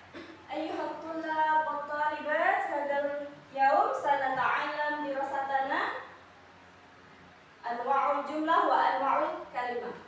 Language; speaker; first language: Arabic; non-native, fluent; Indonesian